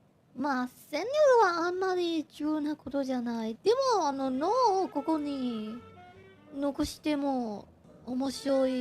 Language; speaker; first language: Japanese; non-native, fluent; Chinese